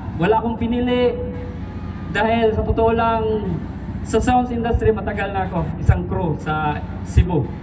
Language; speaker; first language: Filipino; non-native, local second language; Cebuano